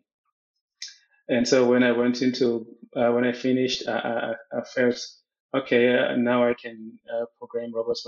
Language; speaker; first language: English; non-native, local second language; Swati